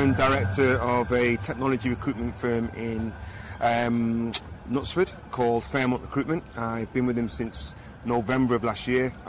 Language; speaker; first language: English; native; English